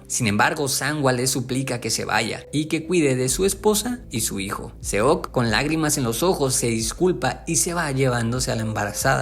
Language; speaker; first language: Spanish; native; Spanish